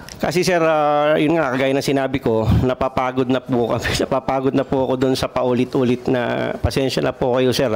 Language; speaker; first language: Filipino; non-native, local second language; Cebuano